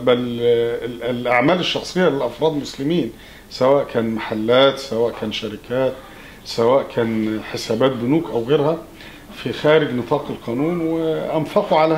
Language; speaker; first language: Arabic; native; Arabic